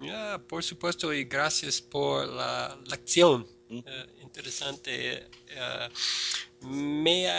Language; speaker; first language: Spanish; non-native, fluent; English